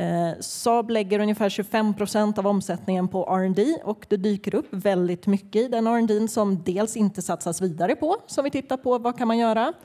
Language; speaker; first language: Swedish; native; Swedish